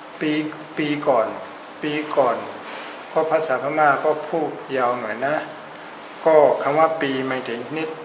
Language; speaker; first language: Thai; non-native, fluent; Burmese